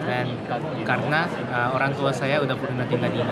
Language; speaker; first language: Indonesian; non-native, learner; Japanese